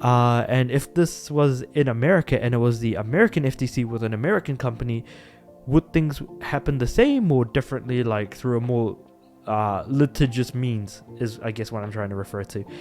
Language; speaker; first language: English; native; English